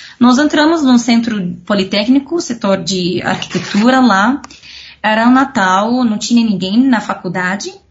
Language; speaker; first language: Portuguese; non-native, fluent; Arabic